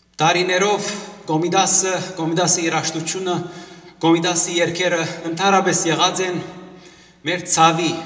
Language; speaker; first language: Armenian; early bilingual, heritage; Armenian